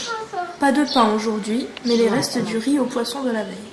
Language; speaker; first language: French; native; French